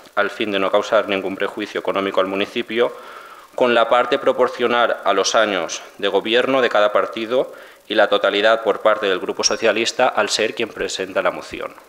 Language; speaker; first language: Spanish; non-native, local second language; Catalan